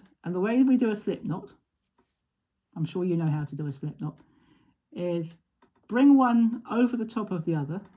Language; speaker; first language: English; native; English